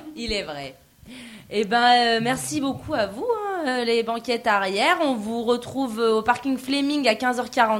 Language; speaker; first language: French; native; French